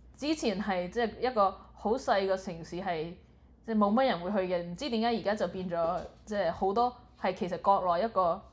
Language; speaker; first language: Cantonese; early bilingual, heritage; Cantonese